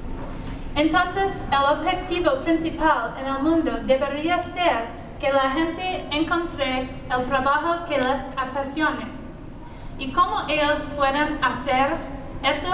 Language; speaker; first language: Spanish; non-native, learner; English